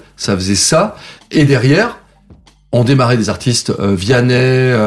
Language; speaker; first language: French; native; French